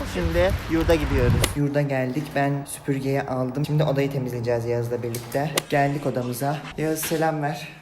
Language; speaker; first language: Turkish; native; Turkish